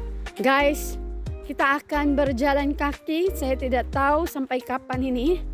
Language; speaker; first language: Indonesian; non-native, fluent; Filipino